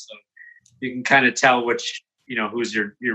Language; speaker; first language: English; native; English